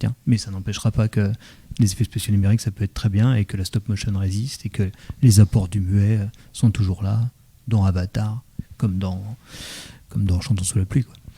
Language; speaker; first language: French; native; French